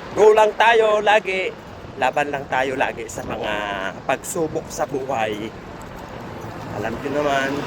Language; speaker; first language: Filipino; non-native, local second language; Bikol